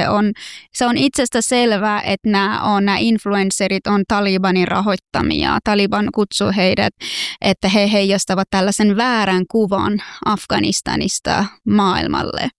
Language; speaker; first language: Finnish; non-native, fluent; Persian